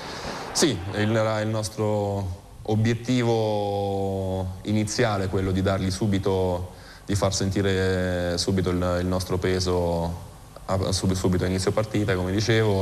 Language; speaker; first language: Italian; native; Italian